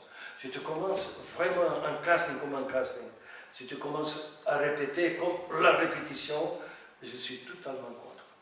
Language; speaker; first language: French; non-native, fluent; Portuguese